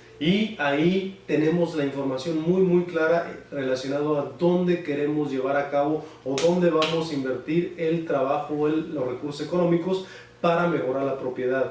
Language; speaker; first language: Spanish; native; Spanish